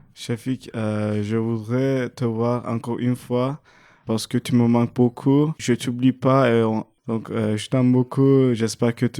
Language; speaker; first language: French; non-native, fluent; Turkish